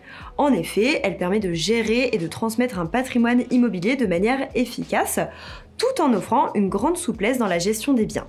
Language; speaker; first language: French; native; French